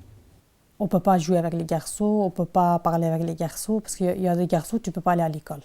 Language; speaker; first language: French; non-native, learner; Turkish